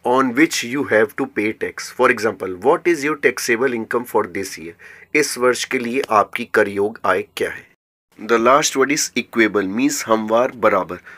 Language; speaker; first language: Hindi; native; Hindi